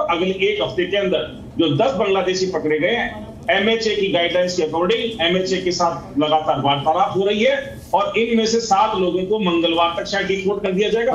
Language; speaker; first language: Hindi; native; Hindi